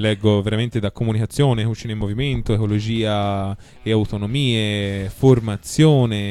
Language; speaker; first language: Italian; native; Italian